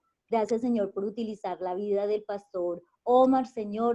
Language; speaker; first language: Spanish; native; Spanish